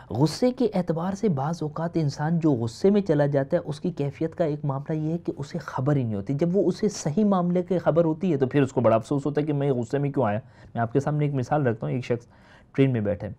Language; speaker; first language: Urdu; native; Urdu